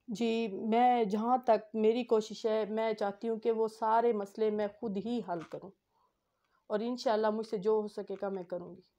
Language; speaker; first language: Urdu; non-native, local second language; Saraiki